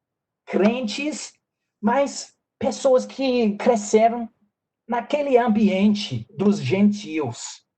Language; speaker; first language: Portuguese; non-native, fluent; English